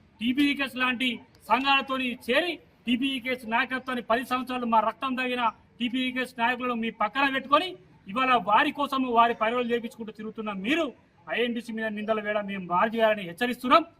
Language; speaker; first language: Telugu; native; Telugu